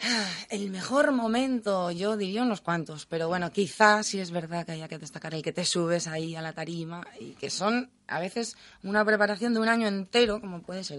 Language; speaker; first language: Spanish; native; Spanish